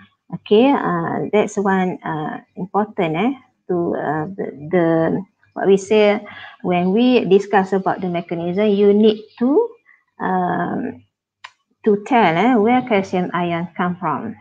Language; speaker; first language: English; non-native, local second language; Malay